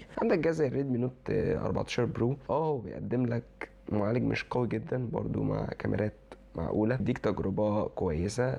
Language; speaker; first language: Arabic; native; Arabic